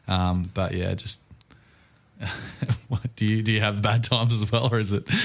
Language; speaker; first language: English; native; English